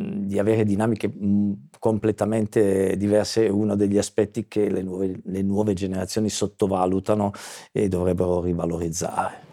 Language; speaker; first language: Italian; native; Italian